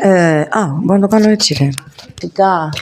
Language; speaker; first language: Greek; native; Greek